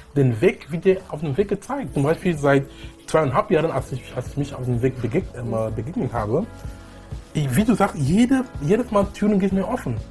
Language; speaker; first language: German; non-native, fluent; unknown